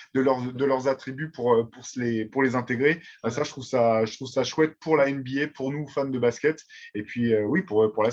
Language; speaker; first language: French; native; French